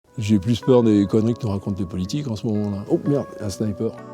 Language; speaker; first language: French; native; French